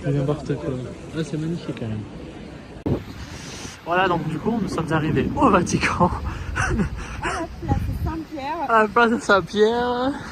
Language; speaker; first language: French; native; French